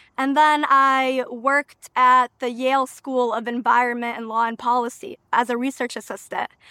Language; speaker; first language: English; early bilingual, other home language; Albanian